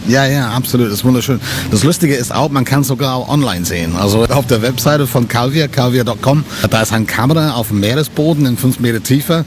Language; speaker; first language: German; non-native, fluent; English